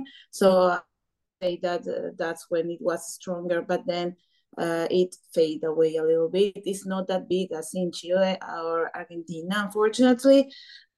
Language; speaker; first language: English; non-native, fluent; Spanish